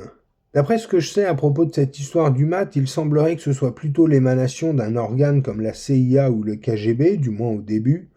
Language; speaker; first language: French; native; French